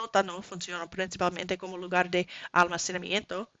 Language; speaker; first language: Spanish; non-native, learner; English